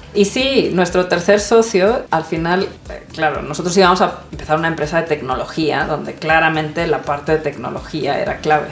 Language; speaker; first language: Spanish; non-native, local second language; Swedish